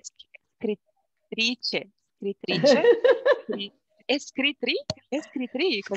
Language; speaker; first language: Italian; non-native, learner; Portuguese